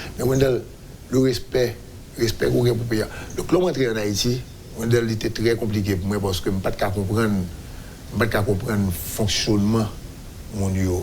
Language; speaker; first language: French; non-native, local second language; Haitian Creole